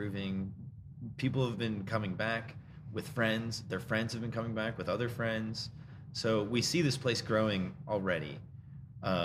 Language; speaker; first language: English; native; English